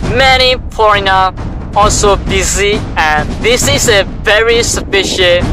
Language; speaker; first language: English; non-native, learner; Burmese